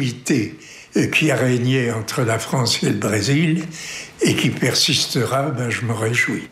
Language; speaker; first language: French; native; French